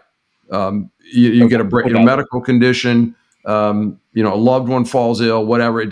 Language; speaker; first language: English; native; English